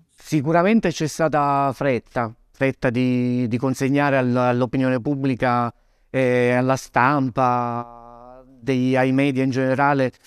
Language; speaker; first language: Italian; native; Italian